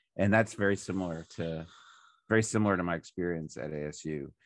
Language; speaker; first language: English; native; English